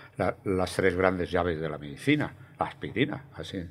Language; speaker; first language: Spanish; native; Spanish